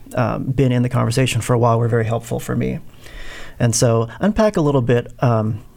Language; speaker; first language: English; non-native, local second language; Filipino